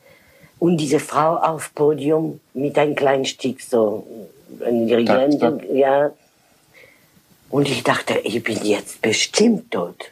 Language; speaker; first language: German; non-native, fluent; French